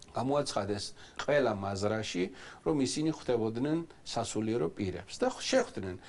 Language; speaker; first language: Georgian; native; Georgian